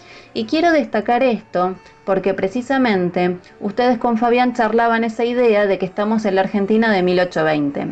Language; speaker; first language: Spanish; native; Spanish